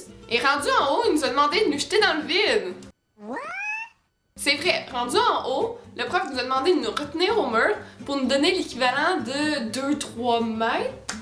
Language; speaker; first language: French; native; French